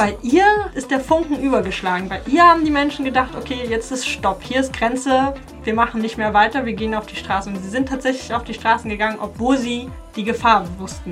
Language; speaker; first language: German; native; German